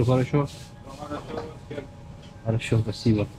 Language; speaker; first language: Russian; non-native, learner; Turkish